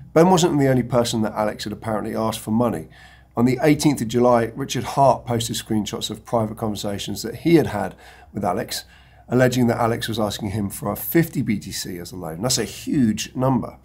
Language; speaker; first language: English; native; English